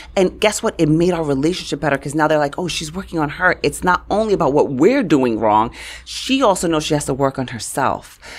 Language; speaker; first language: English; native; English